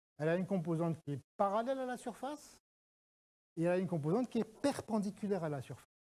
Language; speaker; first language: French; native; French